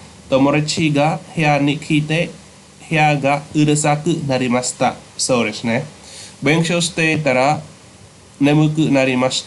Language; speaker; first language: Japanese; non-native, fluent; Khmer